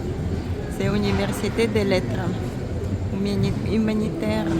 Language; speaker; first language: French; non-native, learner; Russian